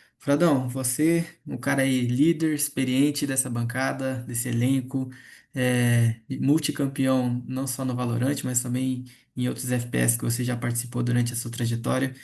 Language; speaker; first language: Portuguese; native; Portuguese